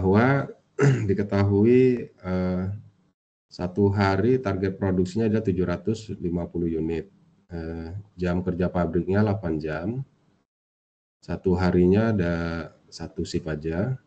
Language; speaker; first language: Indonesian; native; Indonesian